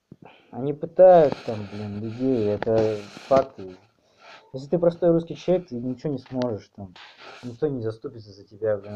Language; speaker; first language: Russian; native; Russian